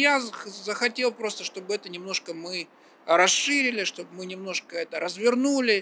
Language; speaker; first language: Russian; native; Russian